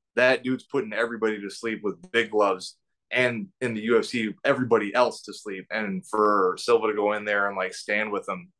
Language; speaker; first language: English; native; English